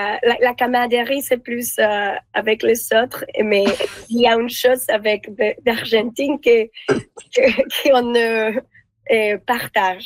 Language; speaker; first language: French; non-native, learner; Spanish